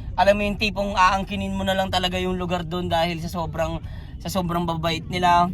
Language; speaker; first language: Filipino; native; Filipino